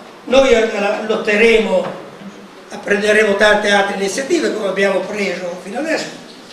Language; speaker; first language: Italian; native; Italian